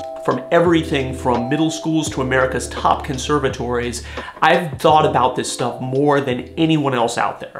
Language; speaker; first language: English; native; English